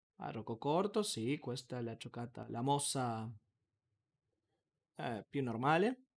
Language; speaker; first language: Italian; non-native, learner; Spanish